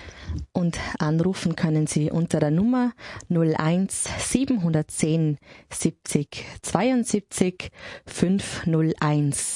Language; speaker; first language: German; native; German